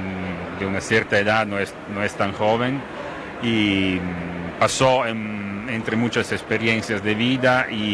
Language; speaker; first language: Spanish; non-native, fluent; Italian